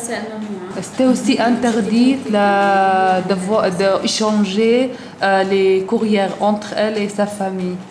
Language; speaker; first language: French; non-native, learner; Arabic